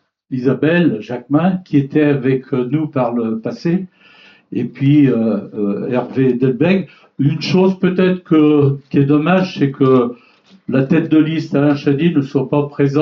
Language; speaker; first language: French; native; French